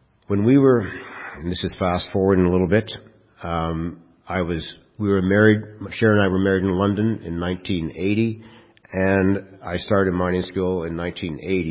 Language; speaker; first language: English; native; English